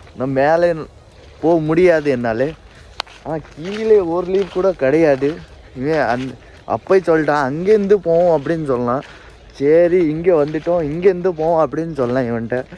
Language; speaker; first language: Tamil; non-native, learner; Nepali